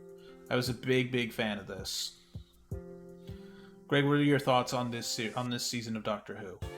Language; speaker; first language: English; native; English